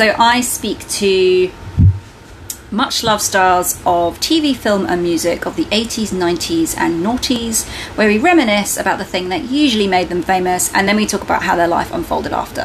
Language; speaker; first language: English; native; English